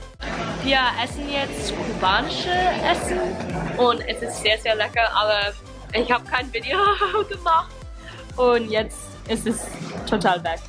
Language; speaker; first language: German; non-native, learner; English